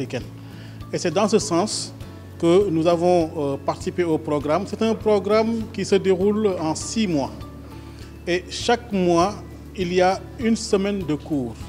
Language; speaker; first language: French; non-native, local second language; Wolof